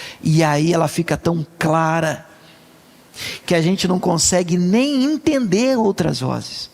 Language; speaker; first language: Portuguese; native; Portuguese